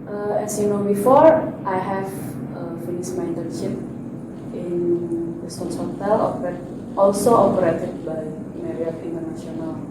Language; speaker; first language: English; non-native, learner; Indonesian